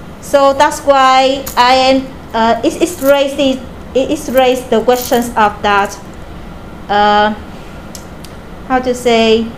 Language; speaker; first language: English; non-native, learner; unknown